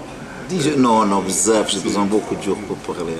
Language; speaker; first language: French; non-native, fluent; Portuguese